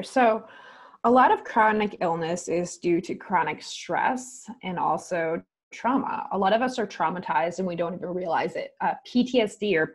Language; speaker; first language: English; native; English